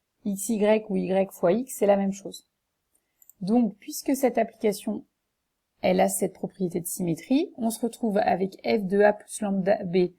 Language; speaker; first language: French; native; French